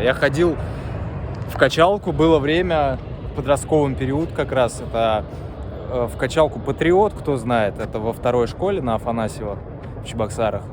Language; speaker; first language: Russian; native; Russian